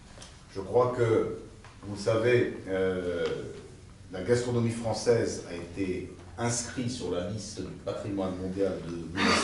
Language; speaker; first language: French; native; French